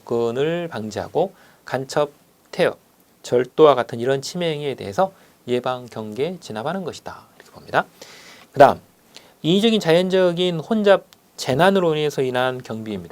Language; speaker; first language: Korean; native; Korean